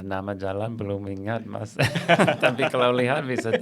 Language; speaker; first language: Indonesian; non-native, fluent; English